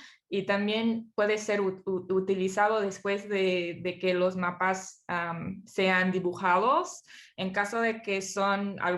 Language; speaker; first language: Spanish; non-native, fluent; English